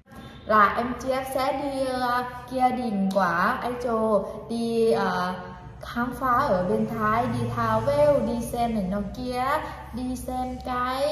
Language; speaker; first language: Vietnamese; non-native, fluent; Thai